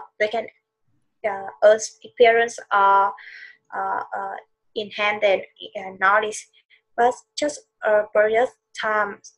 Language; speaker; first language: English; non-native, learner; Vietnamese